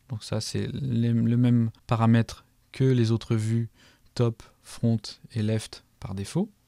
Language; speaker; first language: French; native; French